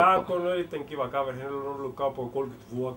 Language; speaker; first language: Finnish; early bilingual, heritage; Finnish